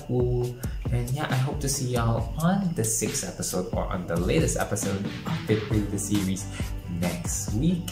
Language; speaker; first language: English; non-native, local second language; Filipino